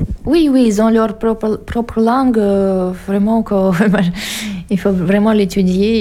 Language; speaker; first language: French; non-native, fluent; Russian